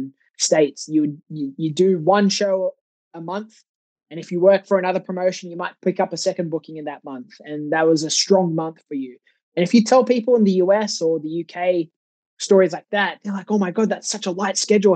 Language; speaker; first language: English; native; English